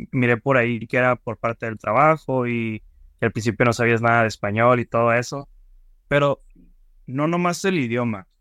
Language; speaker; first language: Spanish; native; Spanish